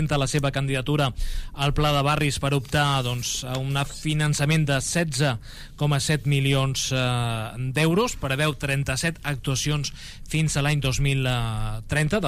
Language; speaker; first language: Catalan; native; Catalan